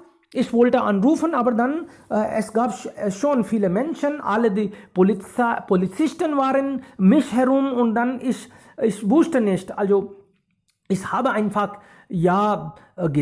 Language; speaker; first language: German; non-native, fluent; Hindi